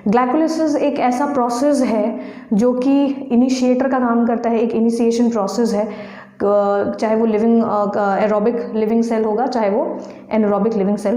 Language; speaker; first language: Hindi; native; Hindi